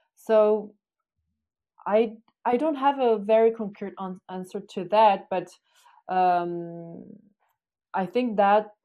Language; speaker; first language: English; non-native, fluent; Chinese